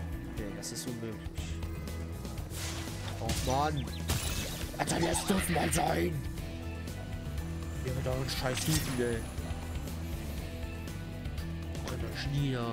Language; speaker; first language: German; native; German